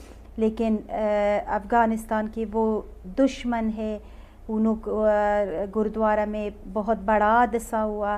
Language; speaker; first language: Hindi; non-native, learner; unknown